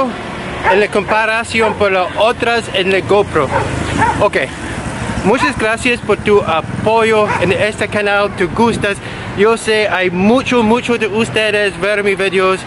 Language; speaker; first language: Spanish; non-native, learner; English